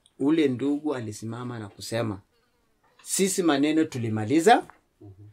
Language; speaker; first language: Swahili; non-native, local second language; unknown